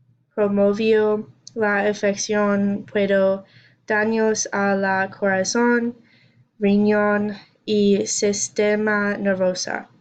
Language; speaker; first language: Spanish; non-native, learner; English